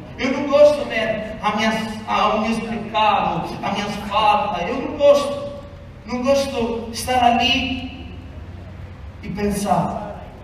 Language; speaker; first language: Portuguese; non-native, fluent; Italian